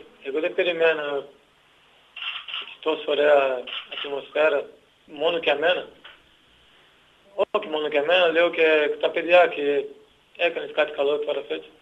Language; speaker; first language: Greek; non-native, learner; Portuguese